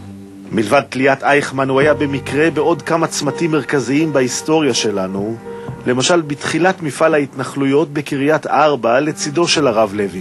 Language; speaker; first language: Hebrew; native; Hebrew